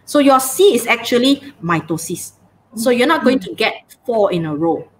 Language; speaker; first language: English; non-native, local second language; Malay